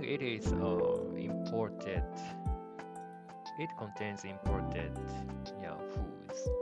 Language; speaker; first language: English; non-native, learner; Japanese